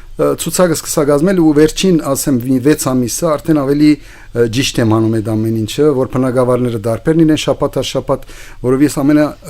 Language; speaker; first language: Armenian; early bilingual, heritage; Armenian